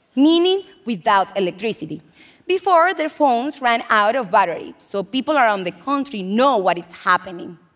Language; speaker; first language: English; non-native, fluent; Spanish